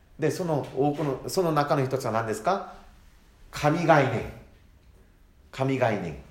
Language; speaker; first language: Japanese; non-native, fluent; Korean